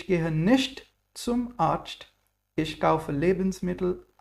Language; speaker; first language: German; non-native, fluent; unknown